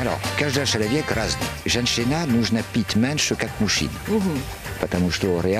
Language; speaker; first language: Russian; non-native, learner; French